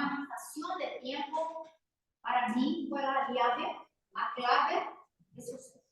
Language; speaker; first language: Spanish; non-native, learner; Portuguese